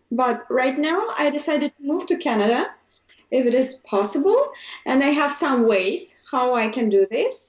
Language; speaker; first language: English; non-native, fluent; Russian